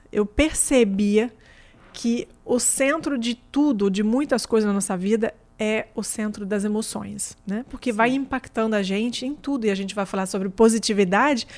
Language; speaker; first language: Portuguese; non-native, fluent; French